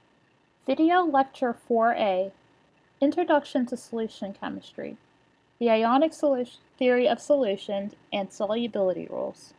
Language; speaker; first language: English; native; English